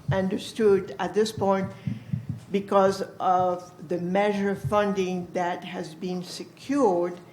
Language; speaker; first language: English; non-native, fluent; French